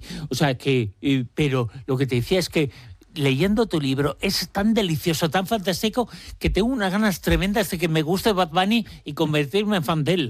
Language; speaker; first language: Spanish; native; Spanish